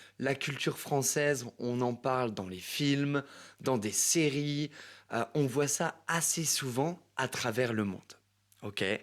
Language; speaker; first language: French; native; French